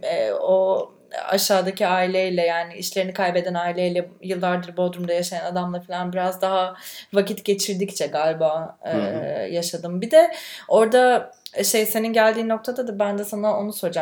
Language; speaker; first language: Turkish; native; Turkish